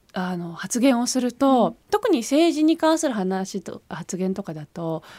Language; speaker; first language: Japanese; early bilingual, heritage; Japanese